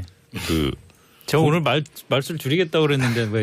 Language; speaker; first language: Korean; native; Korean